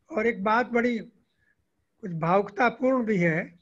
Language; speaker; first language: Hindi; native; Hindi